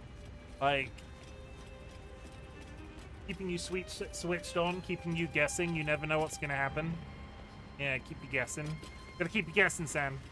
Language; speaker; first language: English; native; English